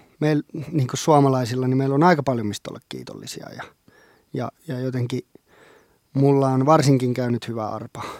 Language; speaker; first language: Finnish; non-native, local second language; Swedish